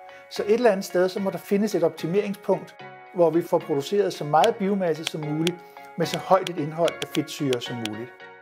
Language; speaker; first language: Danish; native; Danish